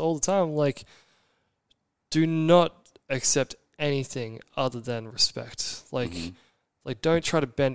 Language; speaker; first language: English; native; English